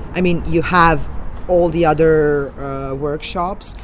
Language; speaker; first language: English; non-native, fluent; Serbian